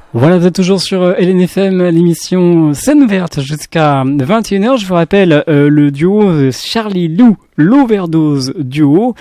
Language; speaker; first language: French; native; French